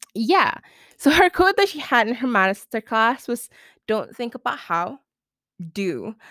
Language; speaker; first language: English; non-native, local second language; Malay